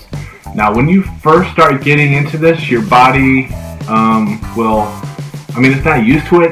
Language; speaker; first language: English; native; English